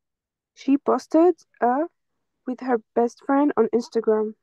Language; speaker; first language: English; non-native, fluent; French